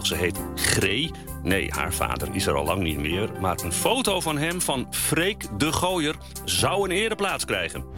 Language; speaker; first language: Dutch; native; Dutch